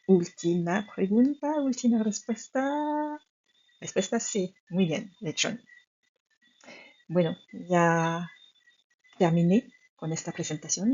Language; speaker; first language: Spanish; non-native, fluent; French